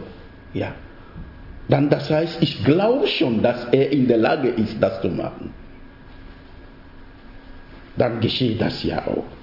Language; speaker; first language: German; non-native, fluent; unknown